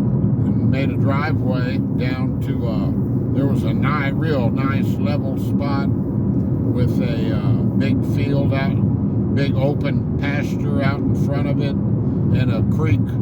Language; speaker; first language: English; native; English